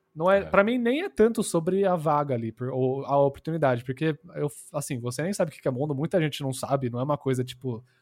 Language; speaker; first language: Portuguese; early bilingual, other home language; English